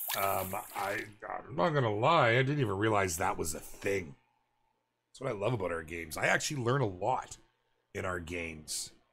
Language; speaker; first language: English; native; English